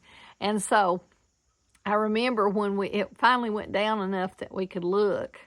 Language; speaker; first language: English; native; English